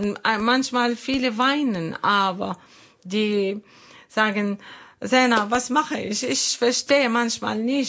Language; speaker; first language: German; non-native, learner; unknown